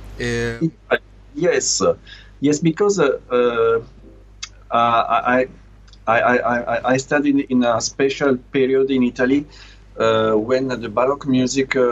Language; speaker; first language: English; non-native, learner; Italian